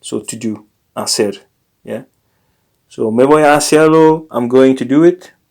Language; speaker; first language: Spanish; non-native, learner; English